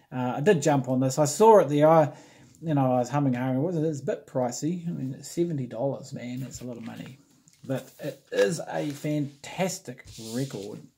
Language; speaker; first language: English; native; English